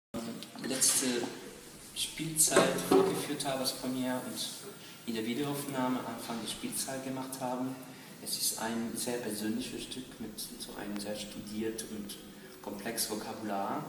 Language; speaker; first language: German; non-native, fluent; French